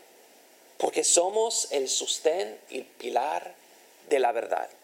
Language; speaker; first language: Spanish; non-native, fluent; English